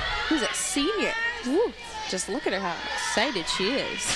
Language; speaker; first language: English; native; English